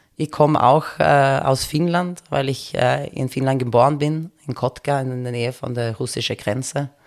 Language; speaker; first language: German; non-native, fluent; Finnish